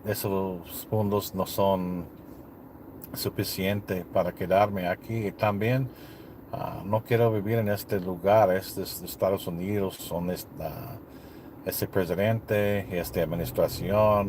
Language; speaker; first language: Spanish; non-native, learner; English